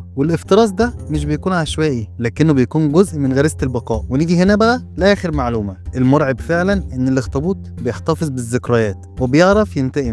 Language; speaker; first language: Arabic; native; Arabic